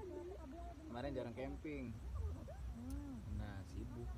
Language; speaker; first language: Indonesian; native; Indonesian